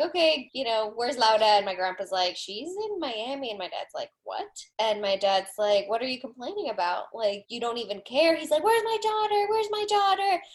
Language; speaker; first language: English; early bilingual, other home language; Spanish